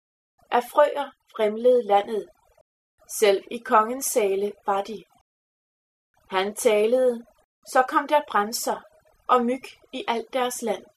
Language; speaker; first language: Danish; native; Danish